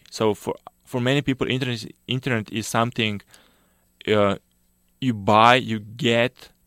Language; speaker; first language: English; non-native, fluent; Slovenian